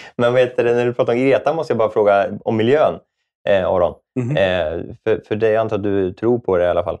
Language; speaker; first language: Swedish; native; Swedish